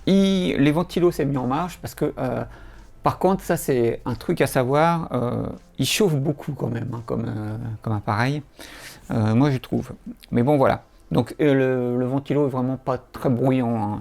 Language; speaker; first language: French; native; French